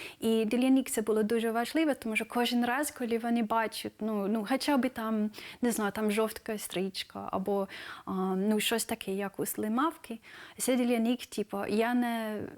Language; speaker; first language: Ukrainian; non-native, fluent; English